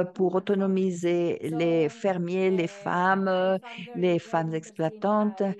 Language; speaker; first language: French; non-native, fluent; Portuguese